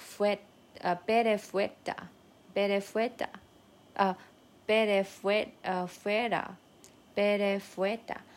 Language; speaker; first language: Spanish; non-native, learner; Chinese